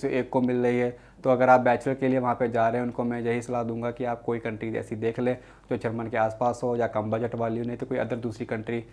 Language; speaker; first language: Hindi; native; Hindi